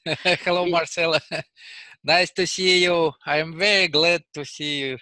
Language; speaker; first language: English; non-native, learner; Russian